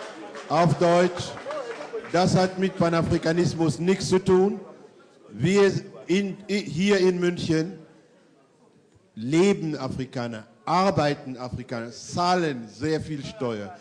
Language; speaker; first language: German; non-native, fluent; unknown